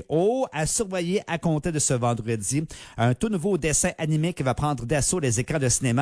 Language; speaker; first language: French; native; French